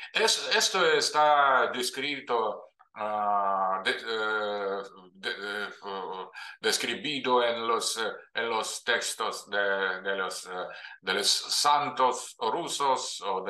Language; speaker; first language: Spanish; non-native, fluent; Russian